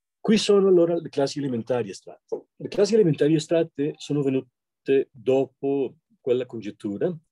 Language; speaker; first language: Italian; non-native, fluent; Spanish